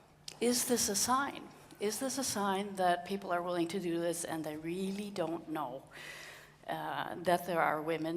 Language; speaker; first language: English; non-native, fluent; Dutch